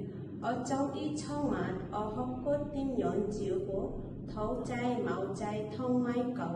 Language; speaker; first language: Cantonese; non-native, learner; Bangla